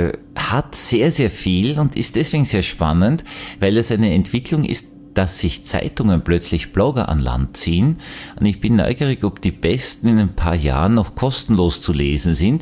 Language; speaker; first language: German; native; German